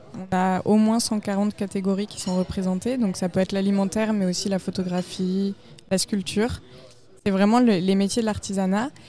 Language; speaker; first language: French; native; French